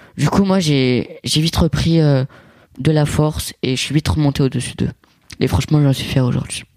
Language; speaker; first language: French; native; French